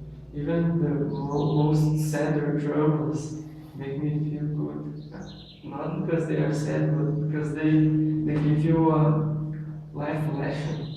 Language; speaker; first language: English; non-native, learner; Portuguese